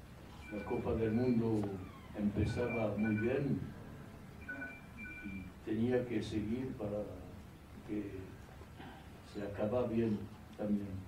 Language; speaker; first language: Spanish; non-native, fluent; French